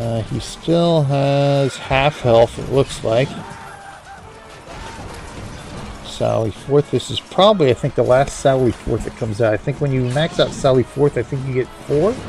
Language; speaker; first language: English; native; English